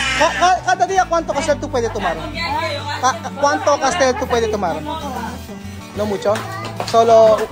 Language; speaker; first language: Spanish; non-native, learner; Filipino